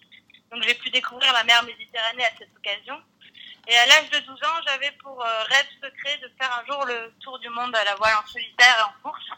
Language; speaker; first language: French; native; French